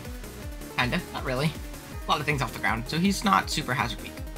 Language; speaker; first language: English; native; English